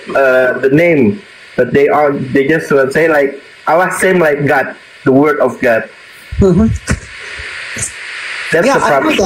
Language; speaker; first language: English; non-native, learner; Indonesian